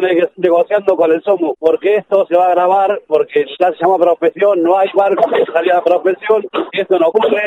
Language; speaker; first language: Spanish; native; Spanish